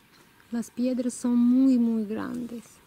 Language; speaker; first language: Spanish; non-native, learner; Russian